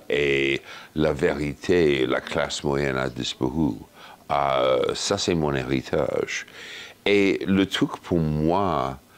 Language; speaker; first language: French; non-native, fluent; English